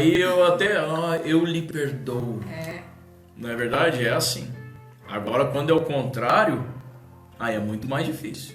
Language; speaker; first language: Portuguese; native; Portuguese